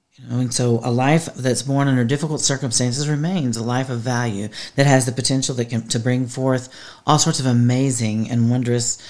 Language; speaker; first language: English; native; English